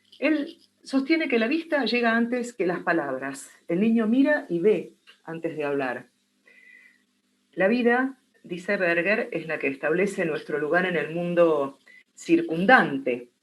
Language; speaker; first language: Spanish; native; Spanish